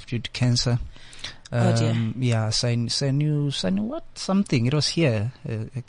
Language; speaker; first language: English; non-native, local second language; Xhosa